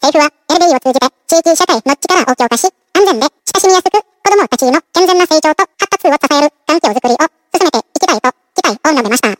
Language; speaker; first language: Japanese; non-native, fluent; Indonesian